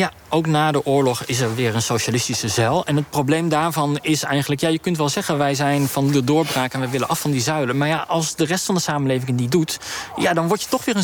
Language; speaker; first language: Dutch; native; Dutch